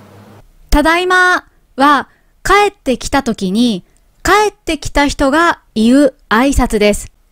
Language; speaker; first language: Japanese; native; Japanese